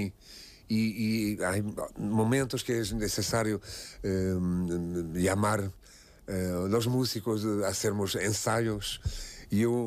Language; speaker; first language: Spanish; non-native, fluent; Portuguese